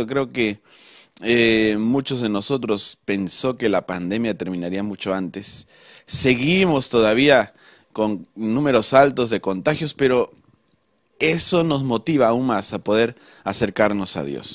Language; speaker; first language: Spanish; native; Spanish